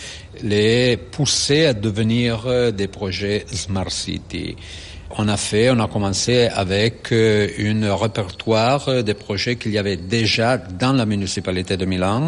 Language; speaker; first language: French; non-native, fluent; Italian